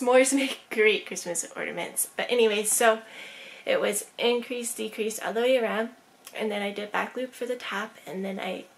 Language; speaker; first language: English; native; English